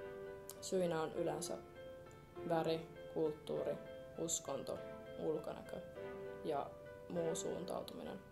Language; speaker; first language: Finnish; early bilingual, other home language; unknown